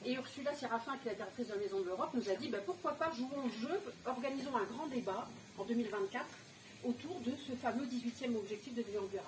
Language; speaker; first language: French; native; French